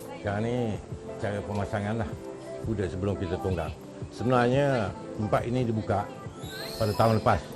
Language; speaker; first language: Malay; native; Malay